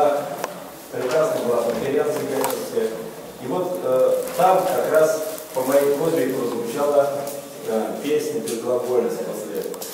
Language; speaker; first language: Russian; native; Russian